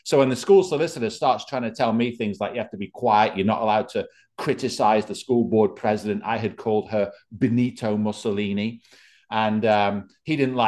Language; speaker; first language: English; native; English